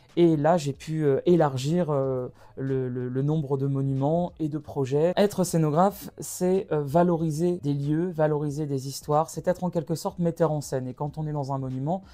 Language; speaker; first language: French; native; French